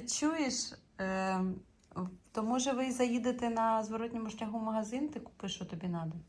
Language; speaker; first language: Ukrainian; native; Ukrainian